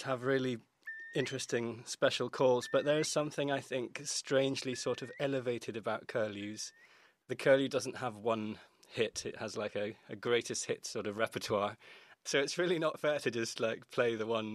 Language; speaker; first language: English; native; English